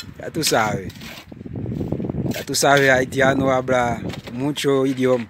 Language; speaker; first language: Spanish; non-native, learner; Haitian Creole